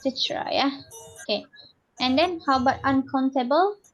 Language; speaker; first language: English; non-native, fluent; Indonesian